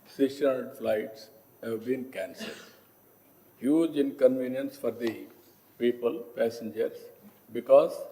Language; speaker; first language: English; non-native, local second language; Telugu